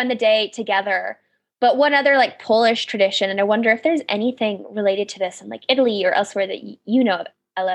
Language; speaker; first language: English; native; English